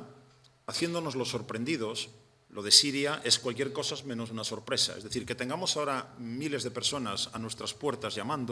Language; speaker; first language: Spanish; native; Spanish